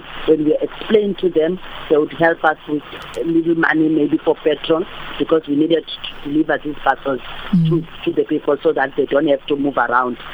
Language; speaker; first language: English; non-native, local second language; Afrikaans